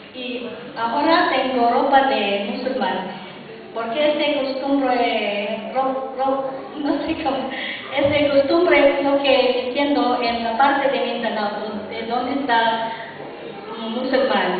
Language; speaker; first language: Spanish; non-native, learner; Filipino